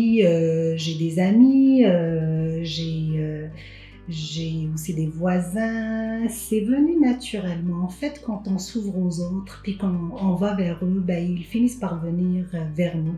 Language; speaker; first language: French; non-native, local second language; Arabic